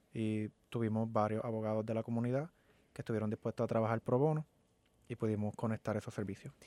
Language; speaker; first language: Spanish; native; Spanish